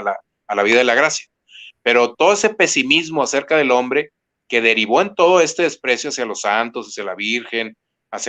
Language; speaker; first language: Spanish; native; Spanish